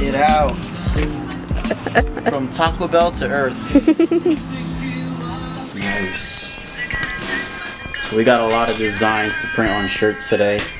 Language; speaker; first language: English; early bilingual, other home language; Spanish